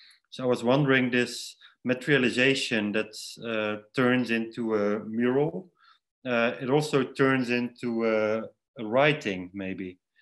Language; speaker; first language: English; non-native, fluent; Dutch